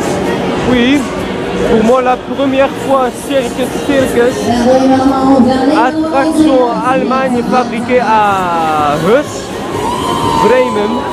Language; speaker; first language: French; non-native, learner; Dutch